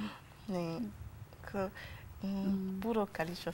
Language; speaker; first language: Korean; non-native, learner; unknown